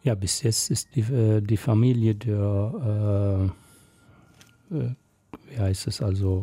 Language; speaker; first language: German; non-native, fluent; Arabic